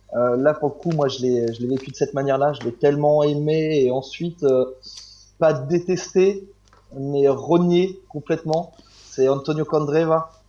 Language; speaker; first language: French; native; French